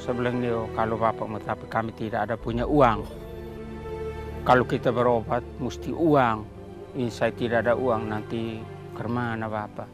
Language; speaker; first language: Indonesian; non-native, local second language; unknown